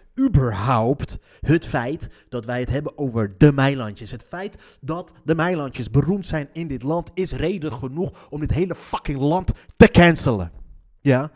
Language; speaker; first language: Dutch; early bilingual, other home language; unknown